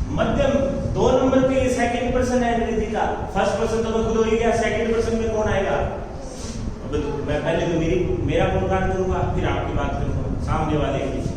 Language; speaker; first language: Hindi; native; Hindi